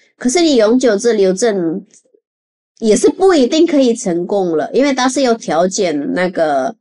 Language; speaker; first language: Chinese; non-native, fluent; Javanese